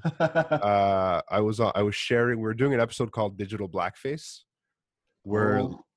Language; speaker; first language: English; native; English